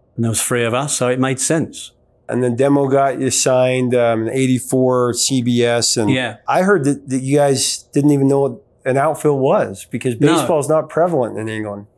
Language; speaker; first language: English; native; English